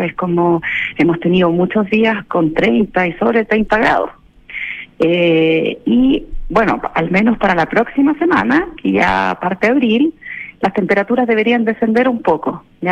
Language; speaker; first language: Spanish; native; Spanish